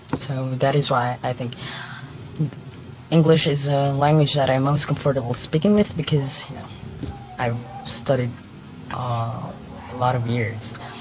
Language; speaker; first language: English; non-native, local second language; Filipino